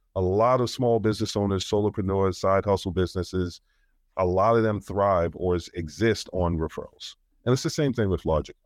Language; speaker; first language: English; native; English